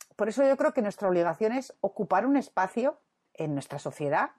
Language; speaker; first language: Spanish; native; Spanish